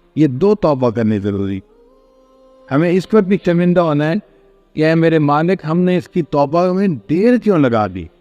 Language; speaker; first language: Urdu; non-native, local second language; Punjabi